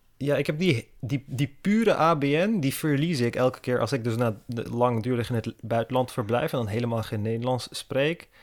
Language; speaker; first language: Dutch; early bilingual, other home language; Turkish